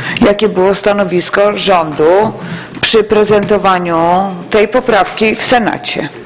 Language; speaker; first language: Polish; native; Polish